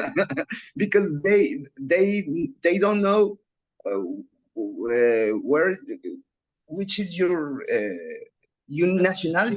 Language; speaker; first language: English; non-native, learner; Spanish